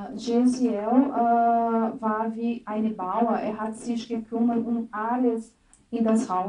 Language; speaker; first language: German; non-native, fluent; Portuguese